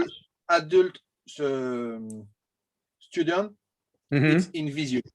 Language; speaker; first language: English; non-native, learner; French